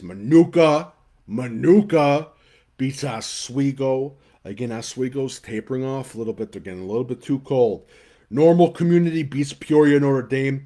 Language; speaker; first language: English; native; English